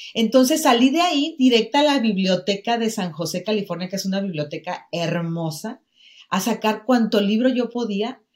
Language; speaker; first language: Spanish; native; Spanish